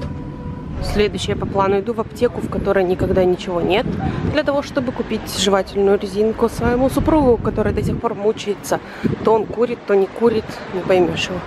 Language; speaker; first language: Russian; native; Russian